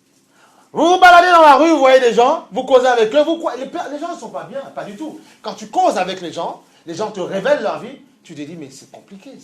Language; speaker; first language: French; native; French